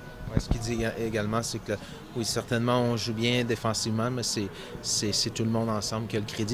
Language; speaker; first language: French; native; French